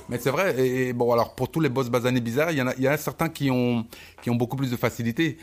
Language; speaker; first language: French; early bilingual, other home language; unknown